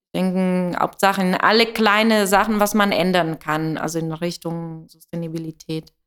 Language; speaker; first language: German; non-native, fluent; Italian